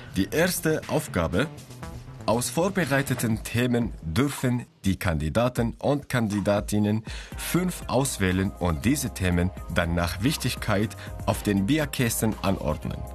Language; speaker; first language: German; non-native, fluent; Arabic